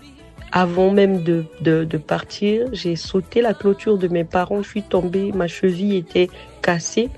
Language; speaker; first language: French; non-native, local second language; Sango